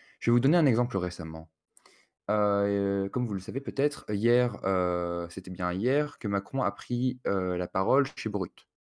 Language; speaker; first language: French; native; French